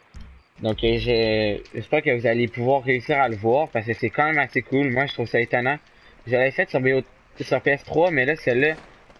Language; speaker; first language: French; native; French